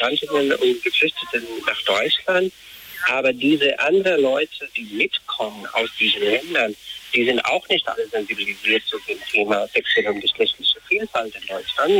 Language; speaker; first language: German; non-native, fluent; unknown